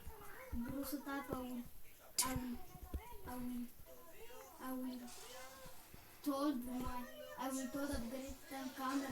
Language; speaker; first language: English; non-native, learner; Greek